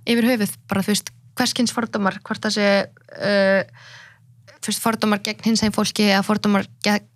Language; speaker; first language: Icelandic; early bilingual, other home language; Central Kurdish